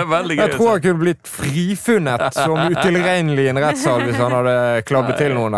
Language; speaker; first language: Norwegian; native; Norwegian